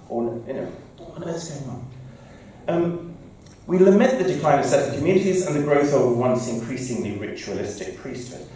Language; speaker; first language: English; native; English